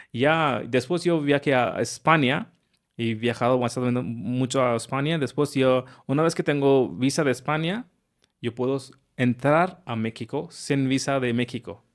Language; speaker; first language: Spanish; non-native, learner; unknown